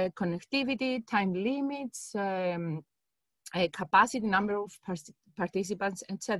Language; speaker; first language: English; non-native, fluent; Greek